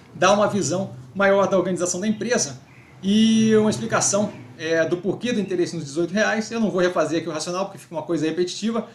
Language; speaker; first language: Portuguese; native; Portuguese